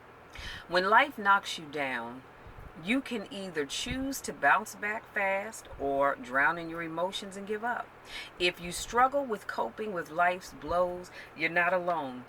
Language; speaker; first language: English; native; English